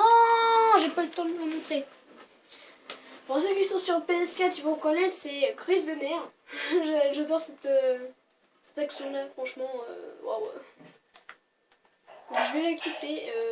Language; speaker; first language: French; native; French